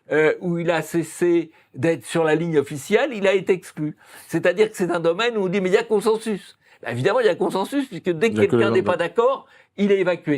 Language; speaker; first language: French; native; French